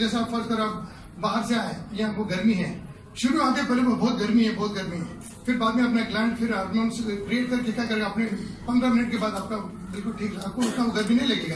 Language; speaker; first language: Hindi; native; Hindi